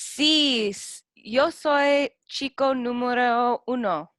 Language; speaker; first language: Spanish; non-native, learner; English